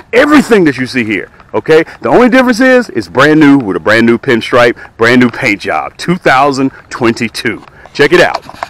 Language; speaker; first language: English; native; English